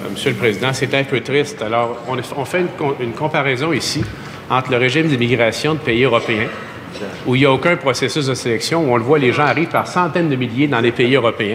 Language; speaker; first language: French; native; French